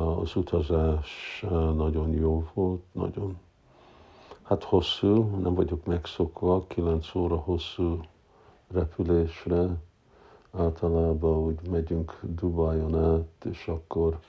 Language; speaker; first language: Hungarian; early bilingual, heritage; Hungarian